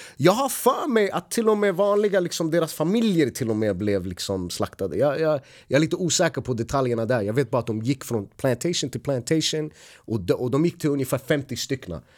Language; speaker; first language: Swedish; early bilingual, other home language; Arabic